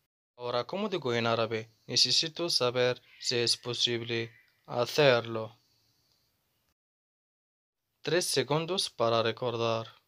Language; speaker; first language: Spanish; non-native, fluent; Arabic